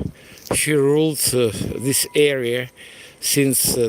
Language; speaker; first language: English; non-native, fluent; Russian